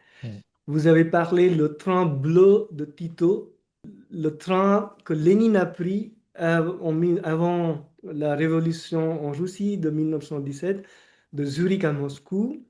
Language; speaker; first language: French; non-native, fluent; Marathi